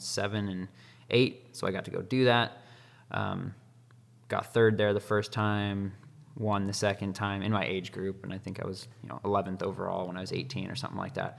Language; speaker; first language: English; native; English